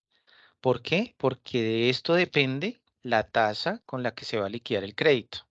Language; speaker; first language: Spanish; native; Spanish